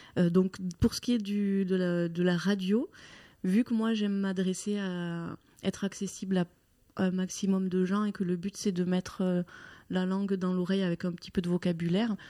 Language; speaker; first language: French; native; French